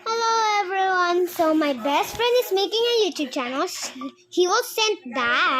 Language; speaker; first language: English; non-native, local second language; Filipino